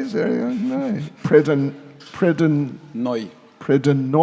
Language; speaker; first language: Russian; non-native, learner; English